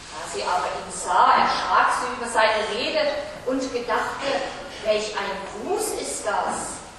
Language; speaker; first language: German; native; German